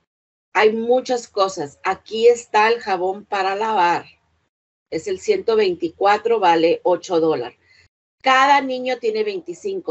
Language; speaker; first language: Spanish; early bilingual, heritage; Spanish